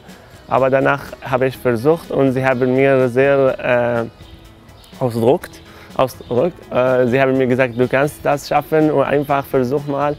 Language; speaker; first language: German; non-native, learner; Arabic